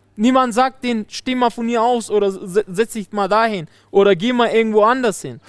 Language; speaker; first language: German; non-native, fluent; Persian